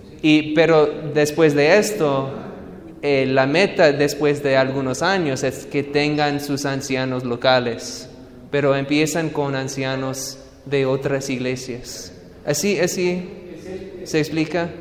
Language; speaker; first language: Spanish; non-native, fluent; English